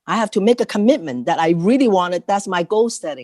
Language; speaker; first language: English; non-native, local second language; Cantonese